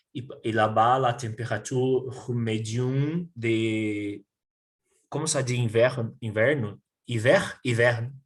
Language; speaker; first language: French; non-native, learner; Portuguese